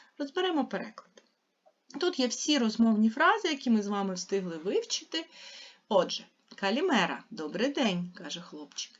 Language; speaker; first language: Ukrainian; native; Ukrainian